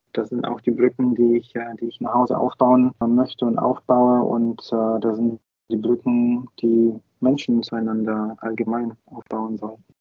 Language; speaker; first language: German; non-native, fluent; Bulgarian